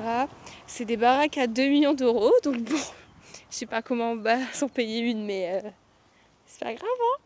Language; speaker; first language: French; native; French